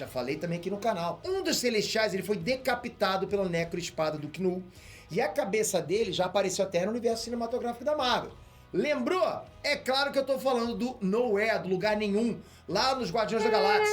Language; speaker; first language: Portuguese; native; Portuguese